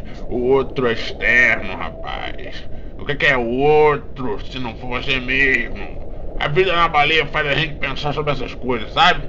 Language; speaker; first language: Portuguese; native; Portuguese